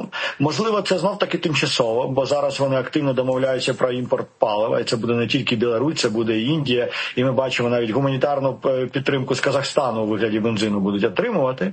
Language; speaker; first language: Ukrainian; native; Ukrainian